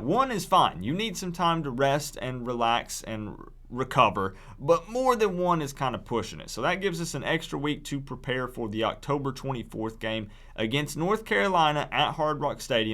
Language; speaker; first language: English; native; English